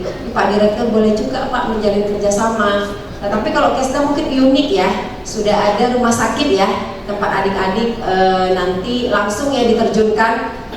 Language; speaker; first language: Indonesian; native; Indonesian